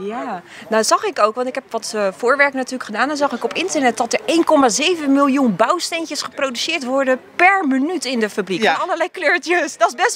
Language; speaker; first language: Dutch; native; Dutch